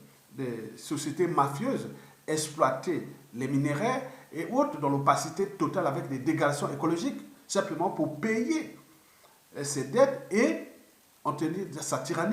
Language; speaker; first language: French; non-native, local second language; Lingala